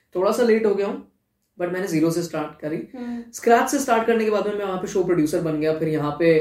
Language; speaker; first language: Hindi; native; Hindi